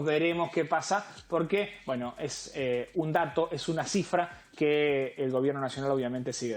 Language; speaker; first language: Spanish; native; Spanish